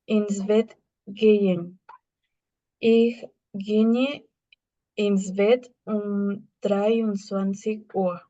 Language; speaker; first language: German; non-native, learner; Spanish